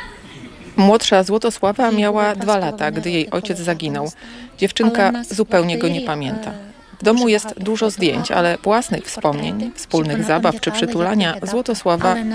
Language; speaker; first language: Polish; native; Polish